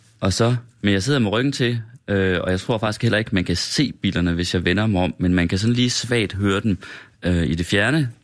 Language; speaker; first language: Danish; native; Danish